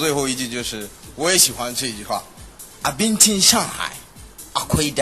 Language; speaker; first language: Chinese; non-native, fluent; Hausa